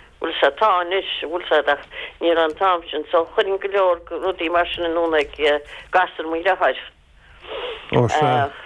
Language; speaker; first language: Irish; native; Irish